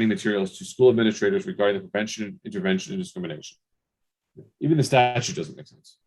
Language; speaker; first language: English; native; English